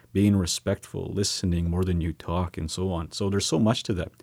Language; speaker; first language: English; native; English